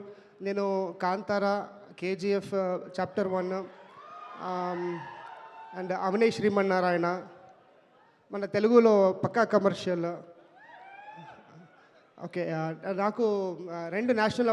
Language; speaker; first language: Telugu; non-native, learner; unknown